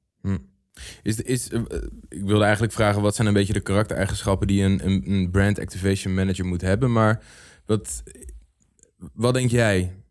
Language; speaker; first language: Dutch; native; Dutch